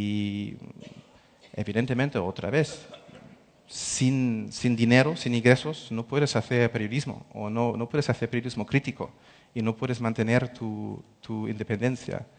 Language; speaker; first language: Spanish; non-native, fluent; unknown